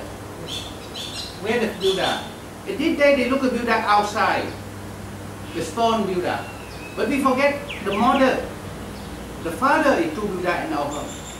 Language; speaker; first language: English; non-native, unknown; Vietnamese